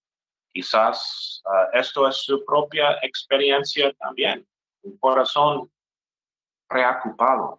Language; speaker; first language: Spanish; non-native, fluent; English